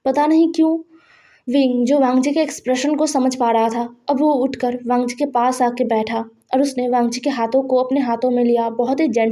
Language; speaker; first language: Hindi; non-native, local second language; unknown